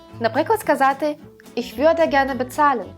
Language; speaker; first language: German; non-native, fluent; Ukrainian